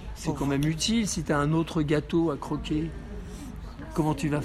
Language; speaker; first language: French; native; French